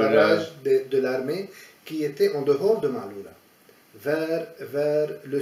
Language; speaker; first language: French; non-native, fluent; Aramaic